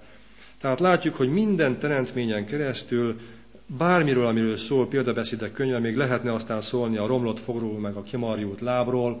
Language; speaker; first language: Hungarian; native; Hungarian